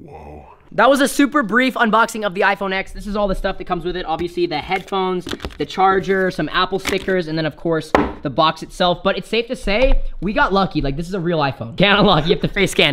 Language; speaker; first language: English; native; English